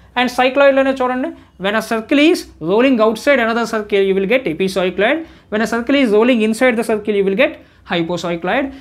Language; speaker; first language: English; non-native, local second language; Telugu